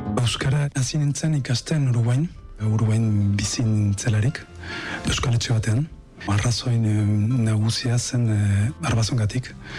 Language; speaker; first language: Basque; non-native, fluent; Spanish